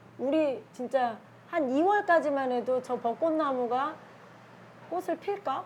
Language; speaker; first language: Korean; native; Korean